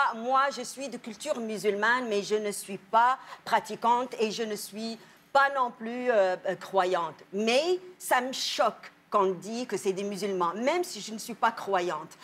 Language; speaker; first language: French; non-native, local second language; Arabic